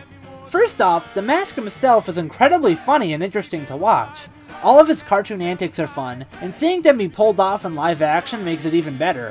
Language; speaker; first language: English; native; English